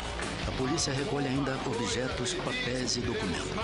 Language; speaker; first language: Portuguese; native; Portuguese